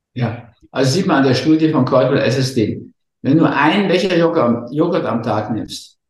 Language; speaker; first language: German; native; German